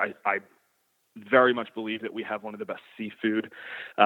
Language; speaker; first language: English; native; English